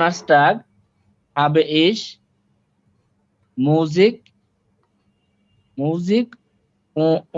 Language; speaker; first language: German; non-native, learner; Bangla